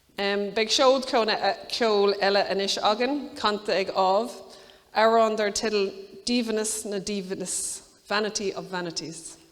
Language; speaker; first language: Irish; native; Irish